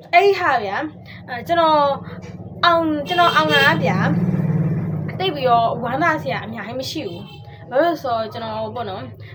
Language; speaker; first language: Burmese; non-native, local second language; Shan